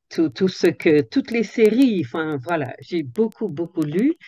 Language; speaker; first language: French; native; French